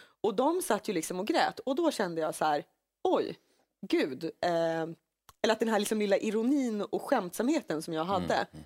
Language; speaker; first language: Swedish; native; Swedish